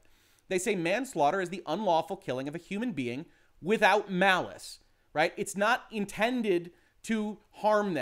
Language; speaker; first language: English; native; English